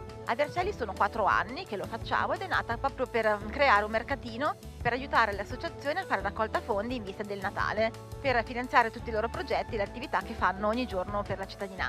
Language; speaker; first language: Italian; native; Italian